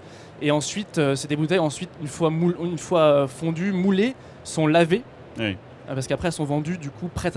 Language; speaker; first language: French; native; French